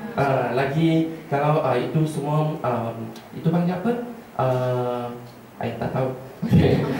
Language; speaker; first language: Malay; non-native, local second language; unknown